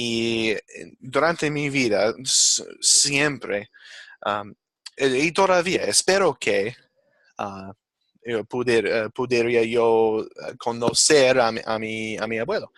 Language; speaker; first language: Spanish; non-native, fluent; English